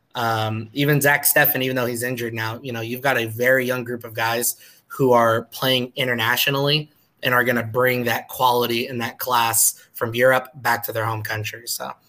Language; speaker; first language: English; native; English